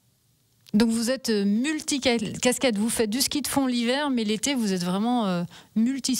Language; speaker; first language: French; native; French